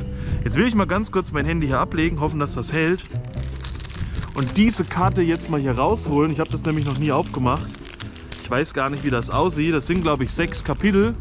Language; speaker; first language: German; native; German